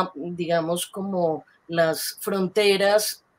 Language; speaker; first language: Spanish; native; Spanish